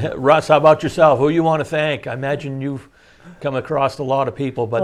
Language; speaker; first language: English; native; English